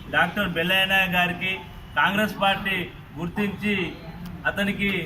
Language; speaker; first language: Telugu; non-native, local second language; Lambadi